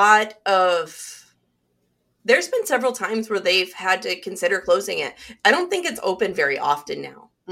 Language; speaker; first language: English; native; English